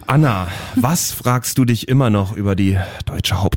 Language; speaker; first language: German; native; German